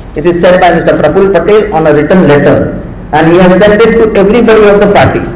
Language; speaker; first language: English; non-native, local second language; Marathi